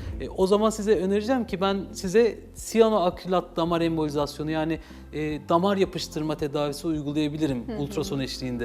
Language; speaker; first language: Turkish; native; Turkish